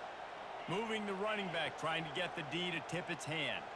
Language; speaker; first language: English; native; English